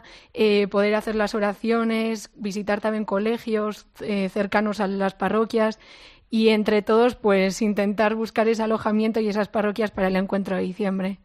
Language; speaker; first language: Spanish; native; Spanish